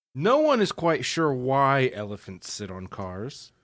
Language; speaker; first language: English; native; English